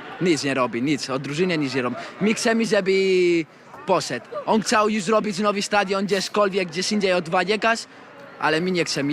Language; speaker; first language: Polish; early bilingual, heritage; Spanish